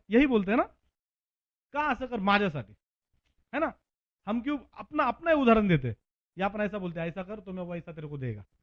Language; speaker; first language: Hindi; non-native, local second language; Marathi